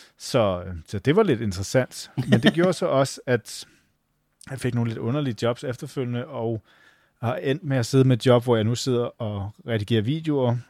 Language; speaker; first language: Danish; native; Danish